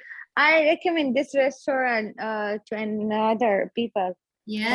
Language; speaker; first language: English; non-native, learner; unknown